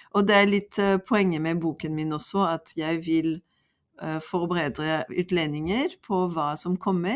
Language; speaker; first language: Norwegian; non-native, fluent; French